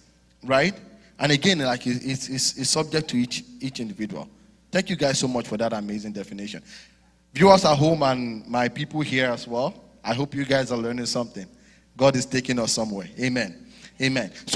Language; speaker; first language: English; non-native, local second language; Yoruba